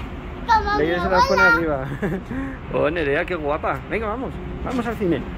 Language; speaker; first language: Spanish; native; Spanish